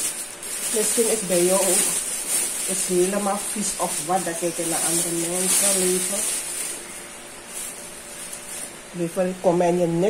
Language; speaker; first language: Dutch; non-native, local second language; Javanese